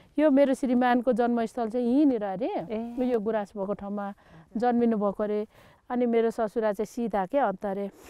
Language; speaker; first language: Nepali; native; Nepali